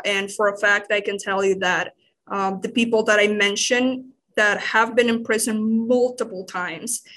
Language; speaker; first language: English; non-native, fluent; Spanish